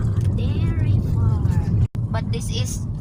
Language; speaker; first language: English; non-native, local second language; Cebuano